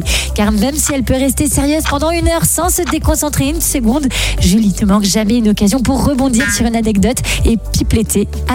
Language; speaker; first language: French; native; French